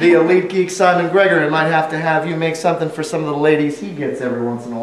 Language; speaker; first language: English; native; English